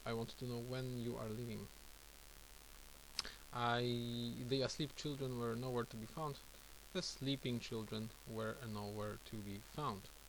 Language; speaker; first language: English; non-native, fluent; Polish